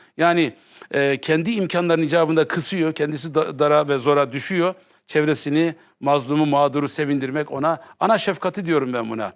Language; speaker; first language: Turkish; native; Turkish